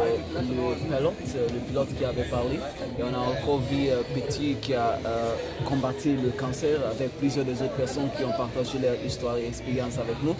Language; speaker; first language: French; non-native, learner; Krio